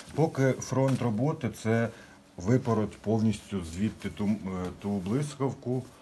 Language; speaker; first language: Ukrainian; native; Ukrainian